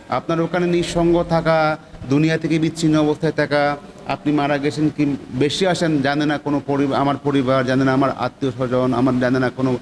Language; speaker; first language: Bangla; non-native, local second language; Chakma